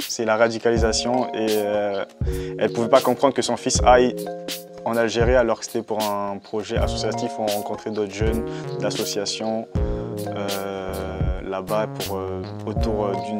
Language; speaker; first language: French; native; French